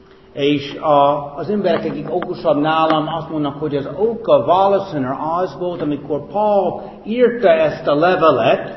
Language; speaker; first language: Hungarian; non-native, fluent; English